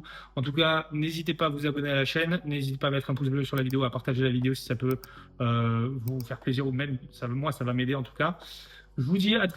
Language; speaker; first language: French; native; French